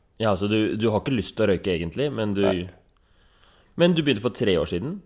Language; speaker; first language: Norwegian; native; Norwegian